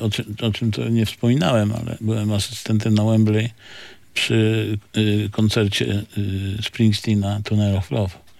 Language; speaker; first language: Polish; native; Polish